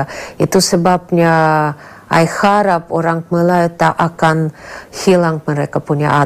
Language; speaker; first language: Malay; non-native, fluent; Russian